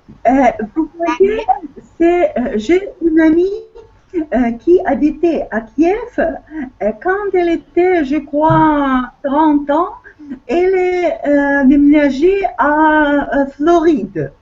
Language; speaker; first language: French; non-native, fluent; Russian